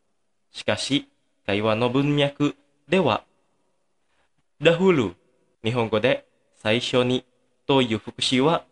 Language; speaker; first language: Japanese; non-native, fluent; Indonesian